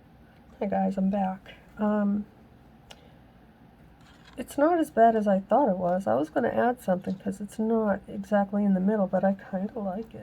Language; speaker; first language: English; native; English